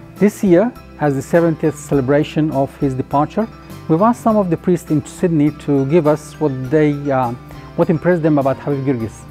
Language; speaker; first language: English; non-native, fluent; Arabic